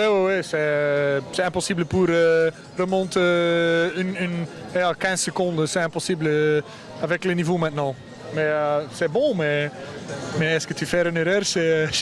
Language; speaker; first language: French; non-native, local second language; Dutch